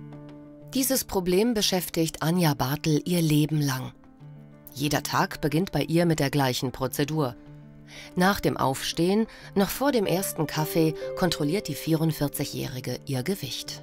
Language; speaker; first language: German; native; German